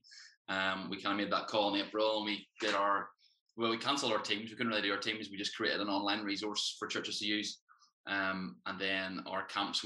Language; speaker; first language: English; native; English